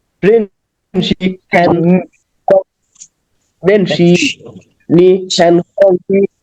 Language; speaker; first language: Chinese; non-native, learner; Bangla